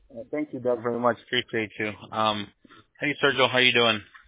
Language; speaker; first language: English; early bilingual, other home language; Spanish